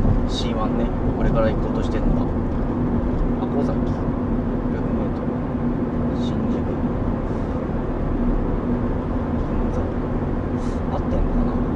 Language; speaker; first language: Japanese; native; Japanese